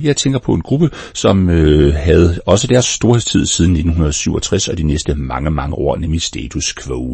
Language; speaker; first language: Danish; native; Danish